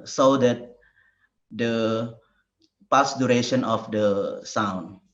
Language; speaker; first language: English; non-native, learner; Indonesian